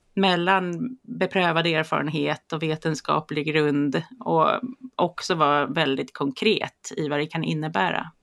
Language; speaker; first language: Swedish; native; Swedish